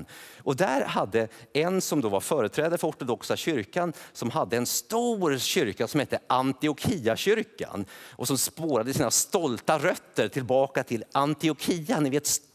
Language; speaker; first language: Swedish; native; Swedish